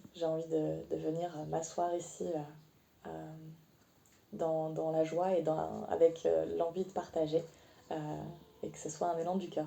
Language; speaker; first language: French; native; French